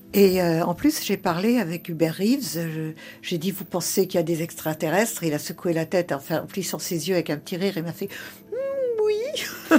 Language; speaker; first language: French; early bilingual, other home language; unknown